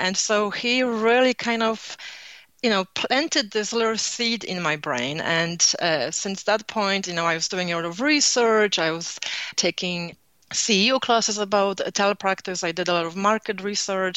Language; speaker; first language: English; non-native, fluent; Polish